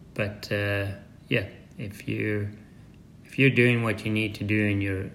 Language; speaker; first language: English; native; English